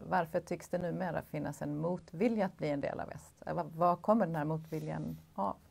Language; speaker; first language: Swedish; native; Swedish